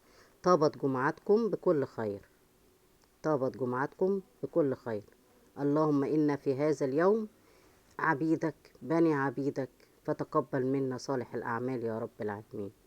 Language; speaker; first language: Arabic; native; Arabic